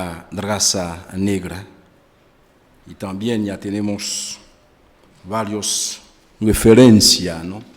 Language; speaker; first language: Spanish; non-native, fluent; Haitian Creole